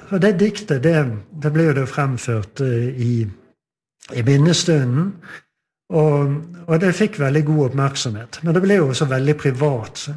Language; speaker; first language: Norwegian; native; Norwegian